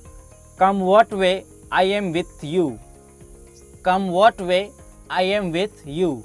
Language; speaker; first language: English; non-native, fluent; Hindi